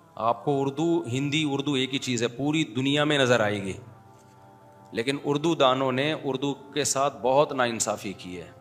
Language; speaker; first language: Urdu; native; Urdu